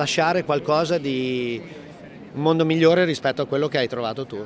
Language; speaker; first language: Italian; native; Italian